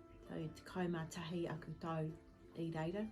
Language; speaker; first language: Māori; non-native, local second language; English